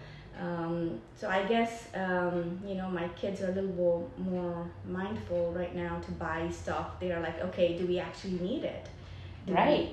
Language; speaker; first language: English; non-native, local second language; Nepali